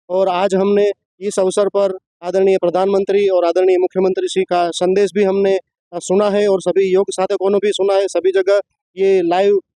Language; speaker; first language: Hindi; non-native, local second language; Gujarati